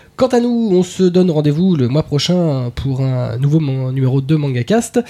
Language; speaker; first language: French; native; French